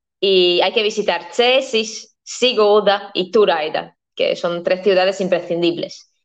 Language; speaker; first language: Spanish; non-native, fluent; Latvian